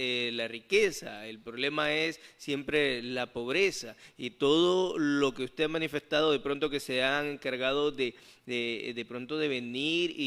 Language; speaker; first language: Spanish; native; Spanish